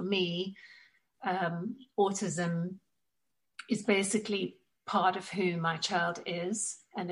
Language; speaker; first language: English; native; English